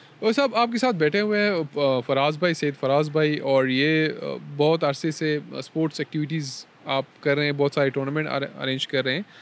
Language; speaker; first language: Urdu; non-native, local second language; Pashto